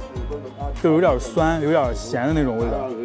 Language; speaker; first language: Chinese; native; Chinese